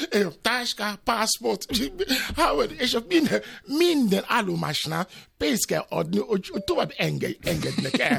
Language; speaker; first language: Hungarian; non-native, fluent; Yoruba